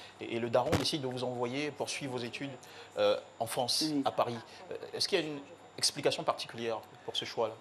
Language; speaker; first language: French; native; French